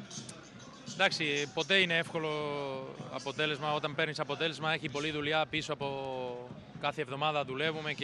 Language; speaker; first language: Greek; non-native, fluent; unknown